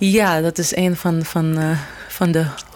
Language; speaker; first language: Dutch; non-native, fluent; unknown